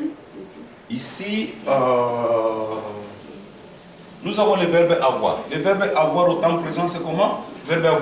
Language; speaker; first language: French; non-native, fluent; Korean